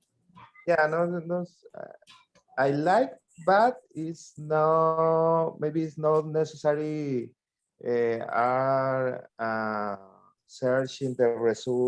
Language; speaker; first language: English; non-native, learner; Spanish